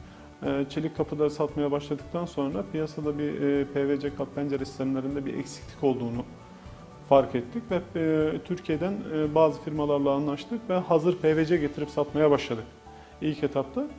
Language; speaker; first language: Turkish; native; Turkish